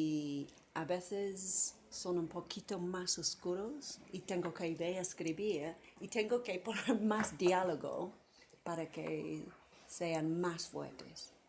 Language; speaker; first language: Spanish; non-native, fluent; English